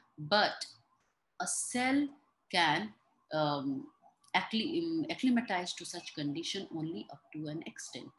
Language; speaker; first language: English; non-native, local second language; Hindi